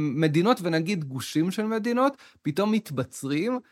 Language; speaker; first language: Hebrew; native; Hebrew